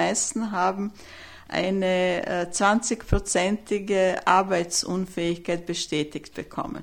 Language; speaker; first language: German; non-native, fluent; Serbian